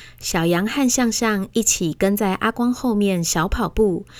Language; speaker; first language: Chinese; native; Chinese